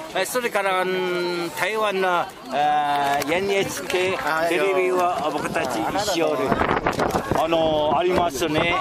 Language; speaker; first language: Japanese; non-native, learner; Chinese